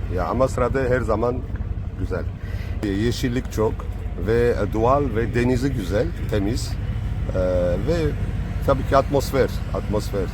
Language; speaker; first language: Turkish; non-native, learner; Italian